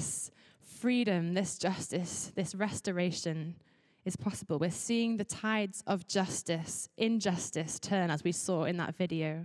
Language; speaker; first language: English; native; English